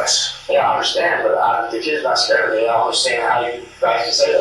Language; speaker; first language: English; native; English